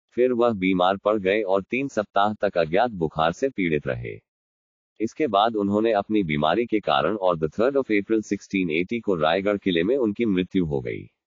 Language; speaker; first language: Hindi; non-native, local second language; Marathi